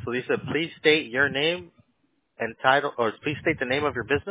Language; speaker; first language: English; early bilingual, other home language; Spanish